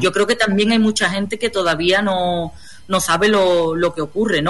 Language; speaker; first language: Spanish; native; Spanish